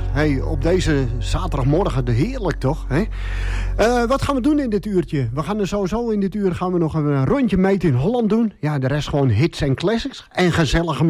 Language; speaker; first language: Dutch; native; Dutch